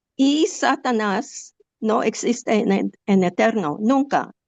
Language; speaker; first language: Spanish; non-native, learner; English